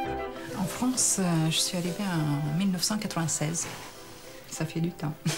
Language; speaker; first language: French; non-native, fluent; Lithuanian